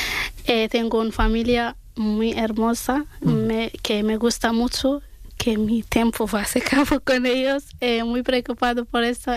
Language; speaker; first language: Spanish; non-native, learner; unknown